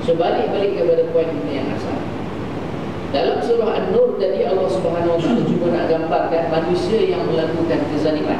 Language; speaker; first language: Malay; native; Malay